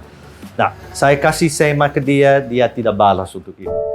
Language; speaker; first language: Indonesian; non-native, learner; Dutch